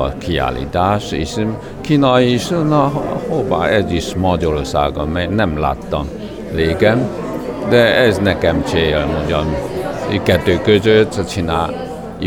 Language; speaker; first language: Hungarian; non-native, learner; Chinese